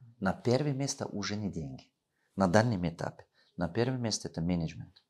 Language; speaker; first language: Russian; non-native, local second language; Tajik